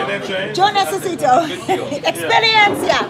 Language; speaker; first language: Spanish; non-native, learner; English